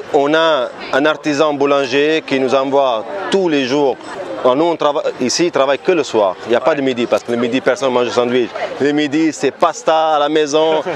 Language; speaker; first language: French; non-native, fluent; Italian